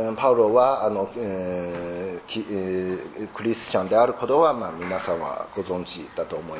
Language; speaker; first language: Japanese; non-native, fluent; Chinese